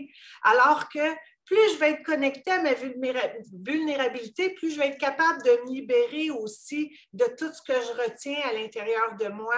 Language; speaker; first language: French; native; French